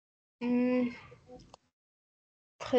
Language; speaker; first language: French; non-native, learner; Arabic